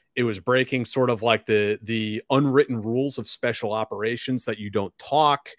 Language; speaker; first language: English; native; English